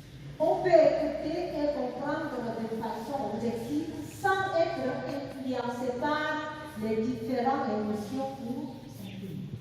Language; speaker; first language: French; non-native, learner; Korean